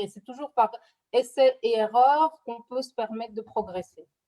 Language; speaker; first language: French; native; French